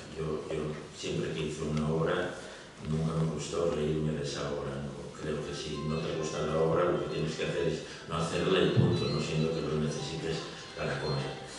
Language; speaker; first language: Spanish; native; Spanish